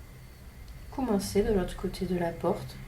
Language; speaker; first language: French; native; French